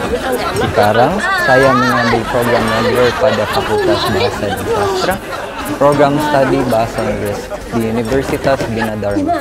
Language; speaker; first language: Indonesian; non-native, learner; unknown